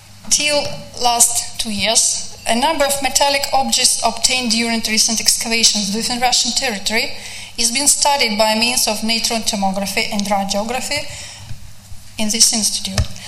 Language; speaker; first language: English; non-native, fluent; Russian